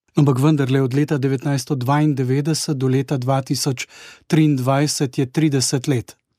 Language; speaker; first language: Slovenian; native; Slovenian